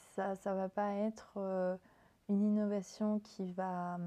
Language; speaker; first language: French; non-native, fluent; Spanish